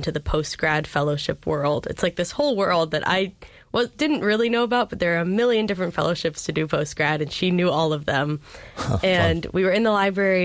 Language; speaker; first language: English; native; English